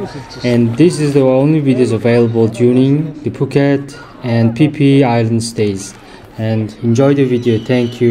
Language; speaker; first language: English; non-native, fluent; Mongolian